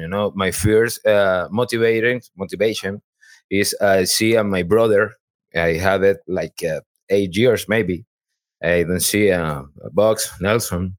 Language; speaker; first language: English; non-native, learner; Spanish